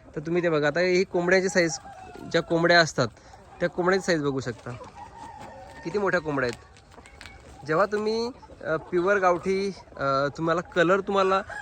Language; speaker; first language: Marathi; native; Marathi